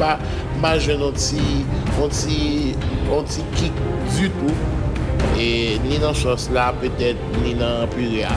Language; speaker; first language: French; non-native, local second language; Haitian Creole